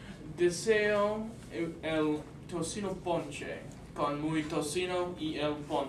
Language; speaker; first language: Spanish; non-native, learner; English